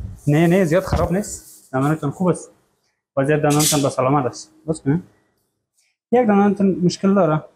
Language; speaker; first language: Persian; native; Persian